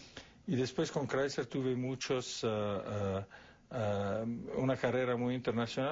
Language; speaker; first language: Spanish; non-native, fluent; Arabic